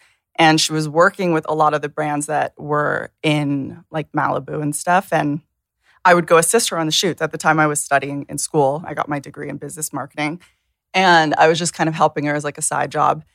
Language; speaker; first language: English; native; English